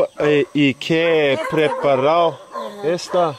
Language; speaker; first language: Spanish; non-native, learner; English